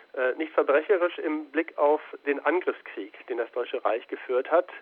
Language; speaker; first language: German; native; German